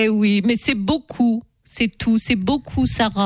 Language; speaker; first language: French; native; French